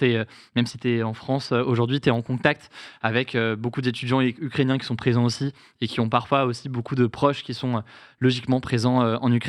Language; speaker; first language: French; native; French